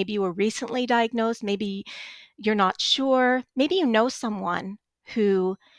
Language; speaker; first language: English; native; English